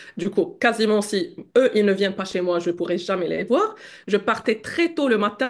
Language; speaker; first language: French; non-native, local second language; Arabic